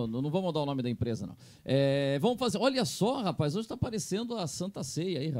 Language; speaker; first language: Portuguese; native; Portuguese